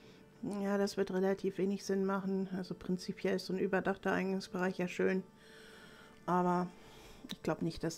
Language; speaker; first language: German; native; German